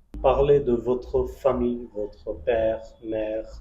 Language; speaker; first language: French; non-native, fluent; Bangla